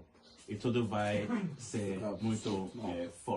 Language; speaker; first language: Portuguese; non-native, learner; English